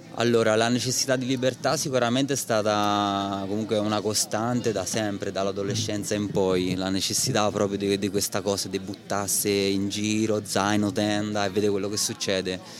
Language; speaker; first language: Italian; native; Italian